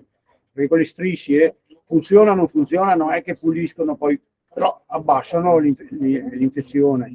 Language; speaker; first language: Italian; native; Italian